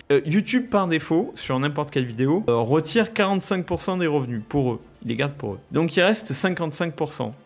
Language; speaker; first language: French; native; French